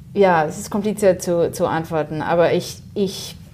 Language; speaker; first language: German; non-native, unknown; English